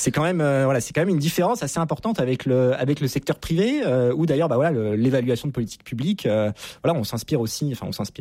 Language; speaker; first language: French; native; French